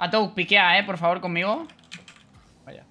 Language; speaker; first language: Spanish; native; Spanish